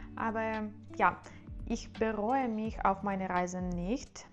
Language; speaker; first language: German; non-native, learner; Ukrainian